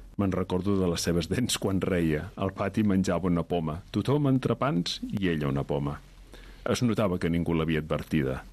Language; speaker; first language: Catalan; early bilingual, other home language; Riffian